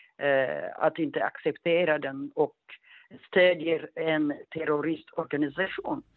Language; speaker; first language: Swedish; non-native, fluent; Amharic